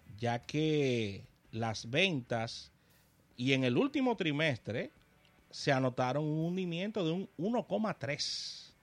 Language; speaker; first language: Spanish; native; Spanish